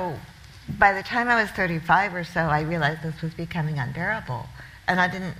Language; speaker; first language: English; native; English